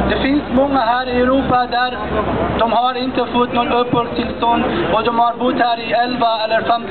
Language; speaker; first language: Swedish; non-native, fluent; Persian